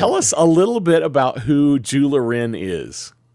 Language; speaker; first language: English; native; English